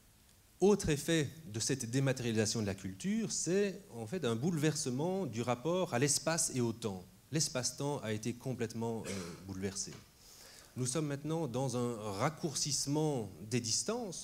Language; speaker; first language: French; native; French